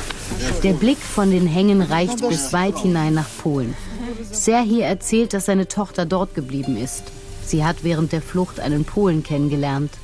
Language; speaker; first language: German; native; German